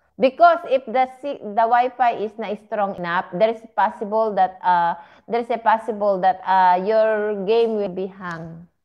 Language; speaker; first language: English; non-native, learner; Filipino